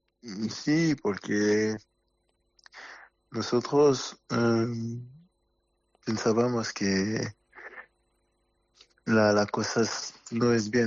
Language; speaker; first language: Spanish; non-native, learner; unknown